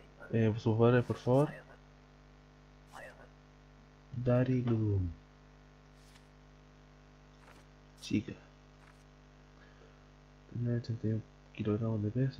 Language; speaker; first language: Spanish; native; Spanish